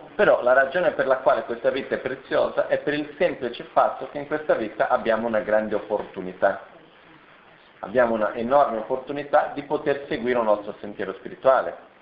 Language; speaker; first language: Italian; non-native, fluent; Portuguese